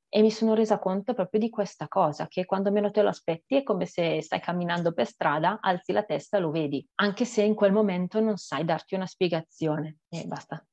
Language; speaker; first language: Italian; native; Italian